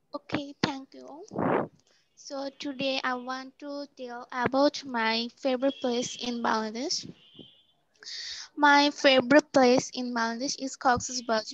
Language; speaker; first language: English; non-native, learner; Bangla